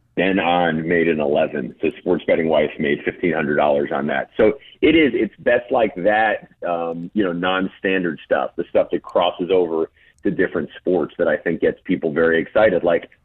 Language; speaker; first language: English; native; English